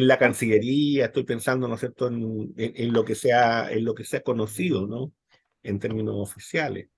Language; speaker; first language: Spanish; native; Spanish